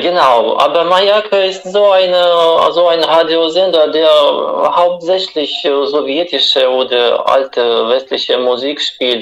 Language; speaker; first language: German; non-native, fluent; Russian